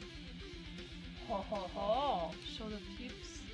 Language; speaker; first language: English; native; English